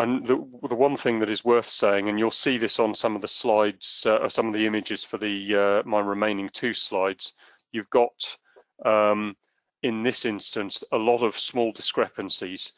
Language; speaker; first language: English; native; English